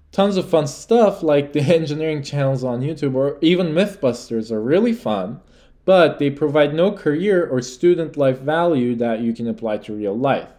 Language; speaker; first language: English; early bilingual, other home language; Turkish